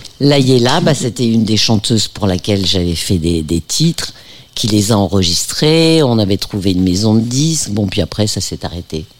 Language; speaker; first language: French; early bilingual, heritage; French